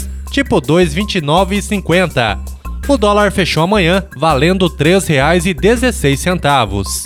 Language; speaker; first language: Portuguese; native; Portuguese